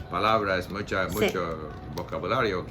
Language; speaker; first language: Spanish; non-native, fluent; English